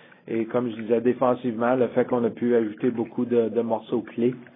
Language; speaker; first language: French; native; French